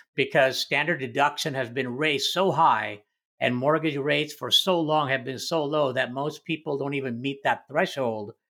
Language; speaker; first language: English; early bilingual, other home language; Hindi